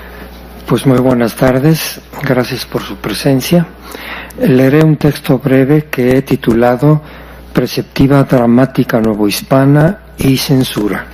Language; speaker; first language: Spanish; native; Spanish